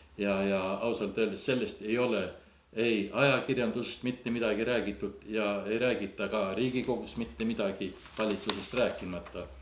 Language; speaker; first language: Estonian; native; Estonian